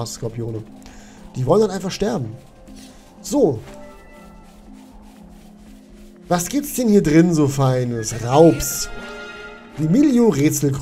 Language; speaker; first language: German; native; German